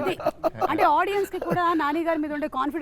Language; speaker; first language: Telugu; native; Telugu